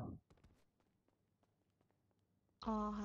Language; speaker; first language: Chinese; native; Chinese